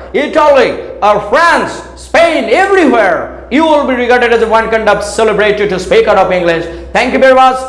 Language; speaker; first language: English; non-native, local second language; Bangla